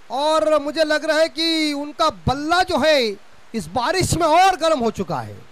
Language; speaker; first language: Hindi; non-native, local second language; Marathi